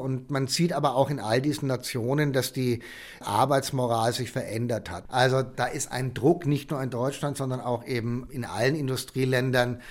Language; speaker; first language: German; native; German